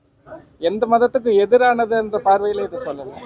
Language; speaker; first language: Tamil; native; Tamil